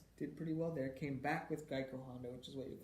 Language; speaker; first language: English; native; English